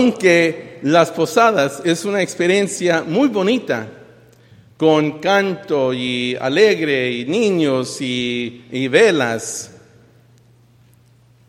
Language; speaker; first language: Spanish; early bilingual, heritage; Spanish